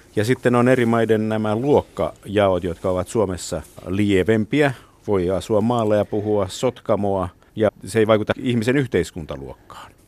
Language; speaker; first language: Finnish; native; Finnish